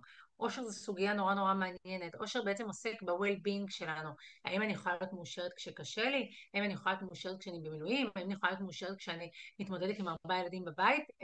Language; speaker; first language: Hebrew; native; Hebrew